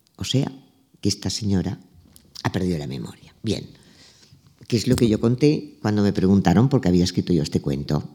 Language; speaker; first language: Spanish; native; Spanish